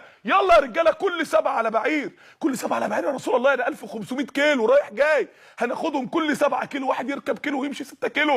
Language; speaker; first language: Arabic; native; Arabic